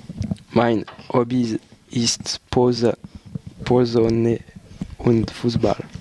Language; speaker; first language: German; non-native, learner; French